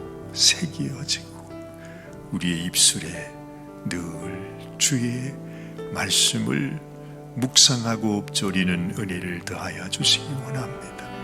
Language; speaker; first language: Korean; native; Korean